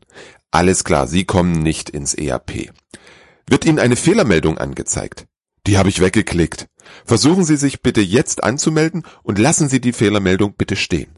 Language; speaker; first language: German; native; German